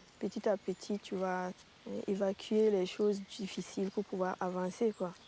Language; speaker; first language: French; native; French